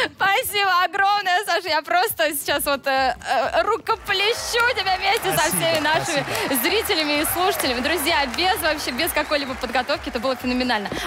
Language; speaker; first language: Russian; native; Russian